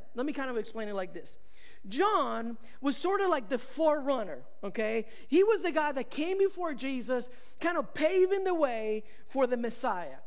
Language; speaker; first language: English; early bilingual, other home language; Spanish